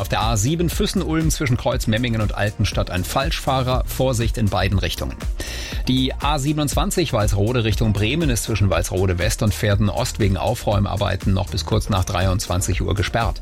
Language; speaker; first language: German; native; German